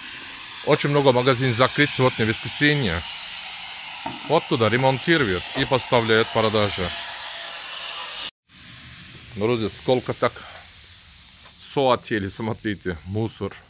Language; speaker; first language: Russian; non-native, learner; Turkish